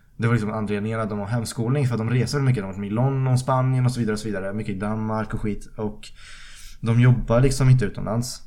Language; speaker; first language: Swedish; early bilingual, other home language; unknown